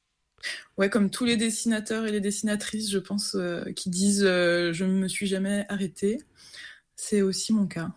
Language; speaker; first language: French; native; French